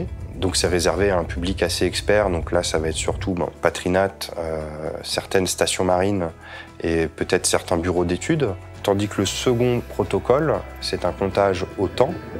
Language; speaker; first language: French; native; French